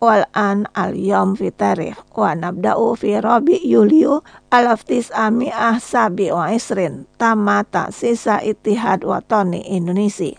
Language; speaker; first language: Arabic; non-native, fluent; Indonesian